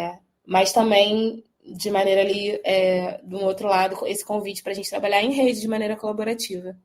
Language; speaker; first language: Portuguese; native; Portuguese